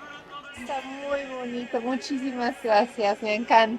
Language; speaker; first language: Spanish; non-native, learner; English